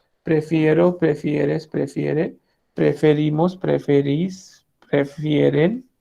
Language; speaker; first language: Spanish; non-native, fluent; Hindi